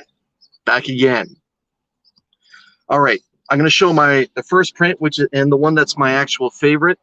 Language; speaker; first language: English; native; English